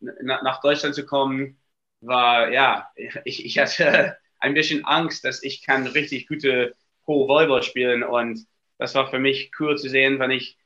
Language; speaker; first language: German; non-native, learner; English